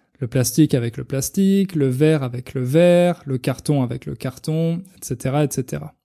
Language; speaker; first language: French; native; French